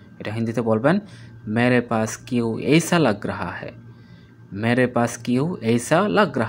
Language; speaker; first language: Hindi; non-native, learner; Bangla